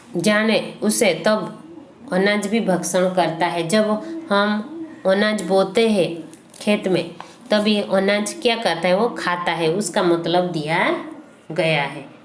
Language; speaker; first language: Hindi; non-native, local second language; Gujarati